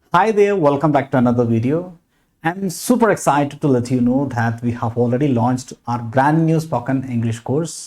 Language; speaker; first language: English; non-native, local second language; Malayalam